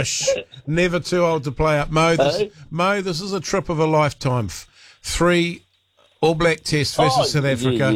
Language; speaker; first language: English; native; English